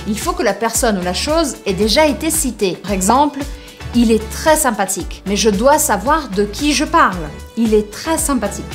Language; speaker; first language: French; non-native, fluent; Portuguese